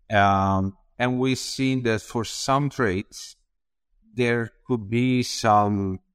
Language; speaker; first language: English; non-native, fluent; Italian